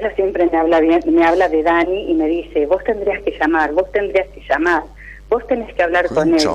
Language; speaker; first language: Spanish; native; Spanish